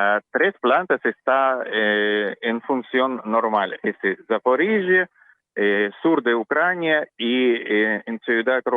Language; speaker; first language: Spanish; non-native, learner; Russian